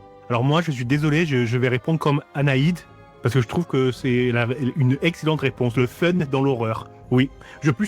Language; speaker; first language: French; native; French